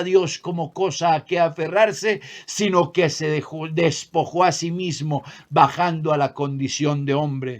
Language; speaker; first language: Spanish; native; Spanish